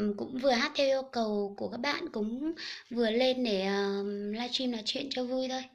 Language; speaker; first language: Vietnamese; non-native, local second language; Hmong